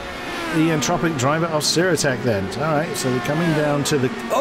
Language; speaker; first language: English; native; English